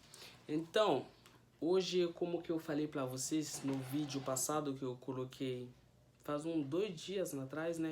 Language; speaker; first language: Portuguese; non-native, fluent; Haitian Creole